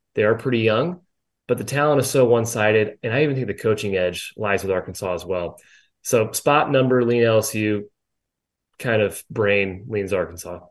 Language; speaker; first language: English; native; English